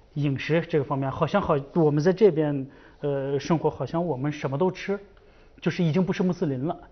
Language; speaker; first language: Chinese; native; Chinese